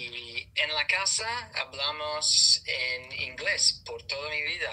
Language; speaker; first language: Spanish; non-native, fluent; English